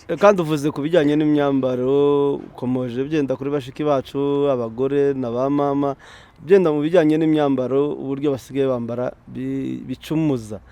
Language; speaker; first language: Kinyarwanda; native; Kinyarwanda